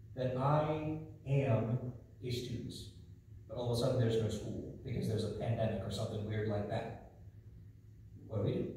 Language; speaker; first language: English; native; English